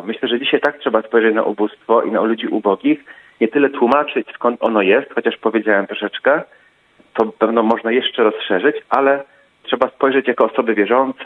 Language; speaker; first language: Polish; native; Polish